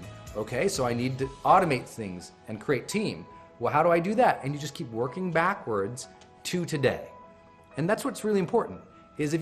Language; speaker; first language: English; native; English